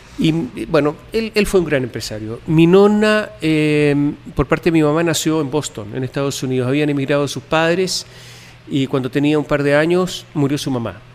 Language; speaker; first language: Spanish; native; Spanish